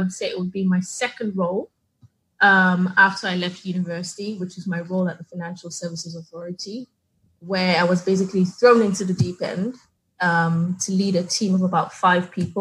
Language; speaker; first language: English; non-native, local second language; Yoruba